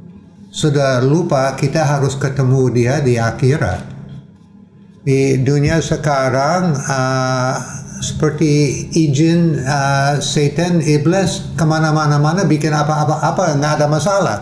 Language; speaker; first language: Indonesian; non-native, fluent; English